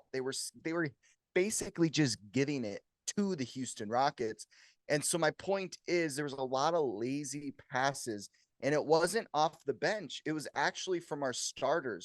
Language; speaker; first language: English; native; English